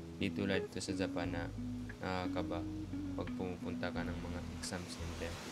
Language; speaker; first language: Filipino; native; Filipino